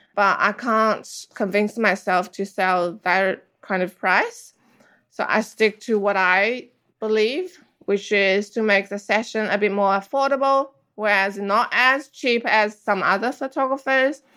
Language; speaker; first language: English; non-native, fluent; Chinese